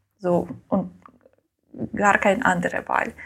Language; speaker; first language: German; non-native, learner; Ukrainian